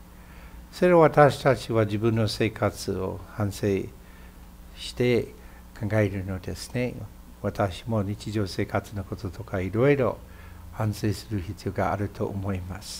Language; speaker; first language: Japanese; non-native, fluent; English